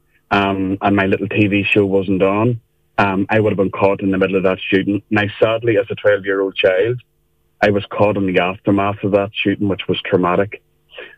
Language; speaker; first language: English; native; English